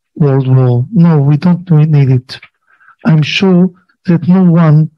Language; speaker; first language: English; non-native, learner; Hebrew